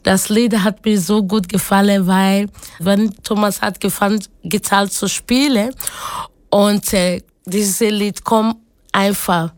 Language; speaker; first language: German; non-native, fluent; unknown